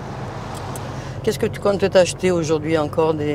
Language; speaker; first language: French; native; French